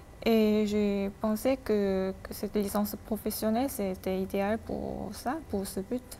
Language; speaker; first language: French; non-native, fluent; Korean